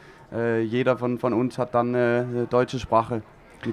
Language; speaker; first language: German; non-native, fluent; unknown